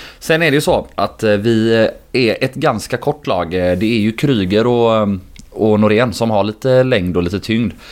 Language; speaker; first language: Swedish; native; Swedish